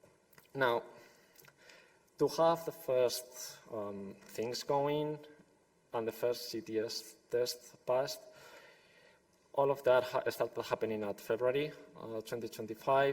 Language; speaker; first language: English; non-native, fluent; Spanish